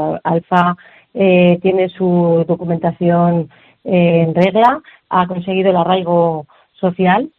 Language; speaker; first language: Spanish; native; Spanish